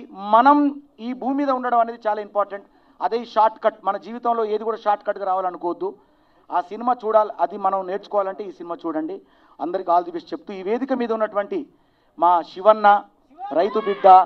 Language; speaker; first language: Telugu; native; Telugu